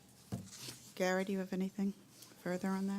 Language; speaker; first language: English; native; English